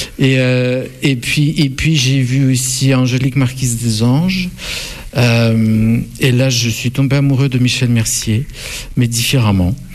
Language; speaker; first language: French; non-native, fluent; Russian